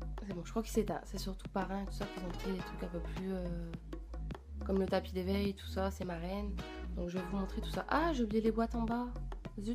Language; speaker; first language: French; native; French